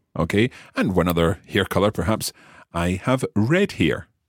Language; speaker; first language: English; native; English